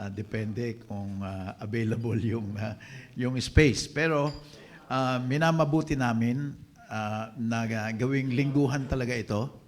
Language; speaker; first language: Filipino; native; Filipino